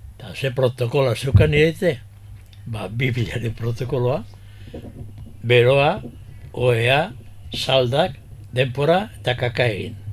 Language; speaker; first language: Basque; early bilingual, heritage; Basque